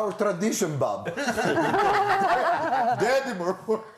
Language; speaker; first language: English; non-native, learner; Albanian